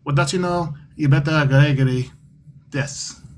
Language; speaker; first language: Japanese; non-native, learner; English